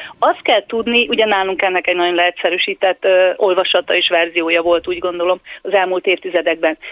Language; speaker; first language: Hungarian; native; Hungarian